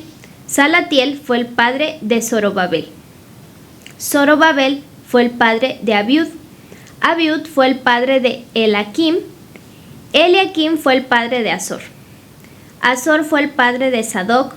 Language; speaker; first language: Spanish; native; Spanish